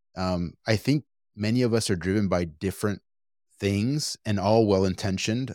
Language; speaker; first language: English; early bilingual, other home language; Spanish